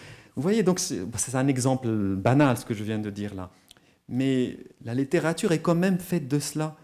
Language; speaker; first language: French; non-native, local second language; Arabic